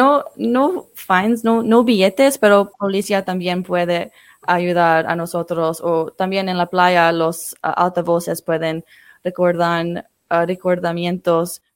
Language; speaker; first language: Spanish; non-native, fluent; English